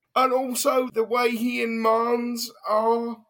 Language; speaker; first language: English; native; English